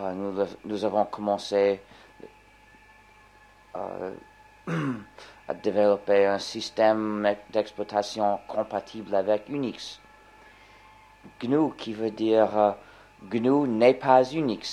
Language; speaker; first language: French; non-native, fluent; English